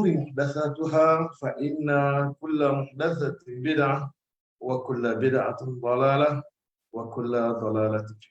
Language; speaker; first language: Arabic; non-native, fluent; Malay